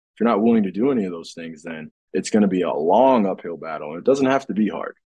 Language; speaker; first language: English; native; English